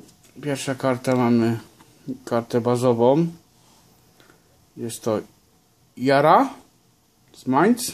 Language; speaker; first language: Polish; native; Polish